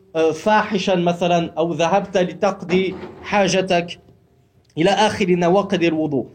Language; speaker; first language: Arabic; non-native, fluent; French